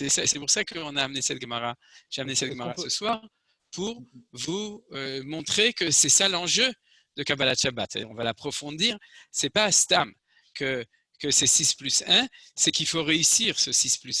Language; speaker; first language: French; native; French